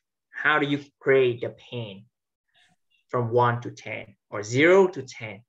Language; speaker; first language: English; non-native, fluent; Vietnamese